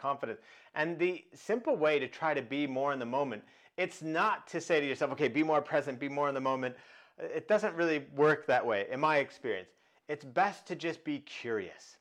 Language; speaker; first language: English; native; English